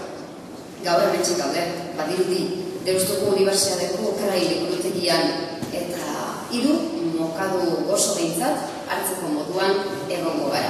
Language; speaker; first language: Basque; native; Basque